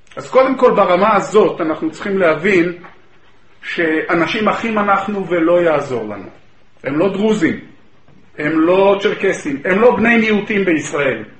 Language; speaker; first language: Hebrew; native; Hebrew